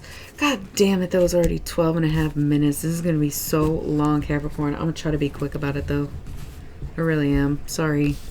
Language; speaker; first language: English; native; English